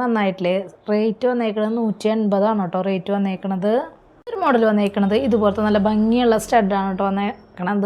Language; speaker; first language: Malayalam; native; Malayalam